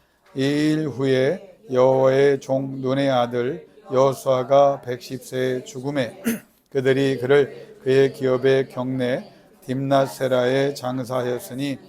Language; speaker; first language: Korean; native; Korean